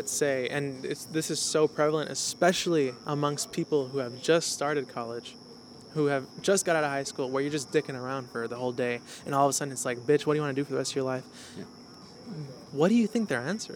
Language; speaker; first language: English; native; English